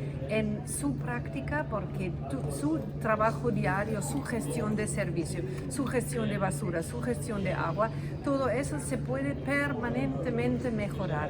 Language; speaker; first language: Spanish; non-native, fluent; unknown